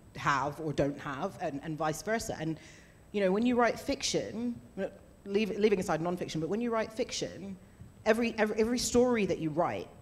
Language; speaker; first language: English; native; English